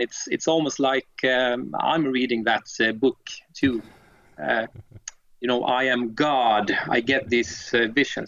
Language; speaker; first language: English; non-native, fluent; Swedish